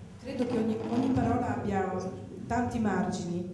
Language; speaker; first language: Italian; native; Italian